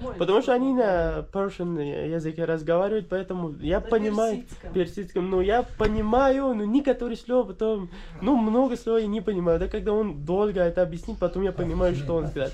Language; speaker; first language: Russian; non-native, learner; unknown